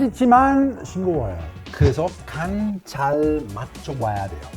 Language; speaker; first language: Korean; non-native, fluent; Italian